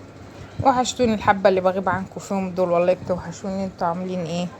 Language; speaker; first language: Arabic; native; Arabic